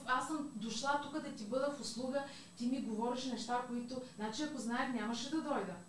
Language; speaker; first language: Bulgarian; native; Bulgarian